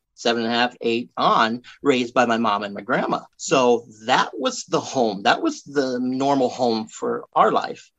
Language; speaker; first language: English; native; English